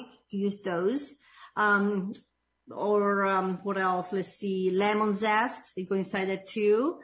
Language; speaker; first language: English; non-native, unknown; Italian